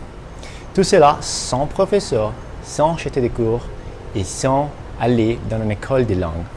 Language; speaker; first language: French; non-native, fluent; Portuguese